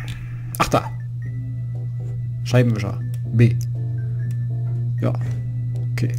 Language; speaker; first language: German; native; German